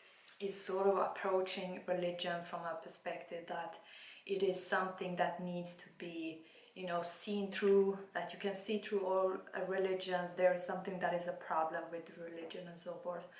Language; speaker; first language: English; non-native, fluent; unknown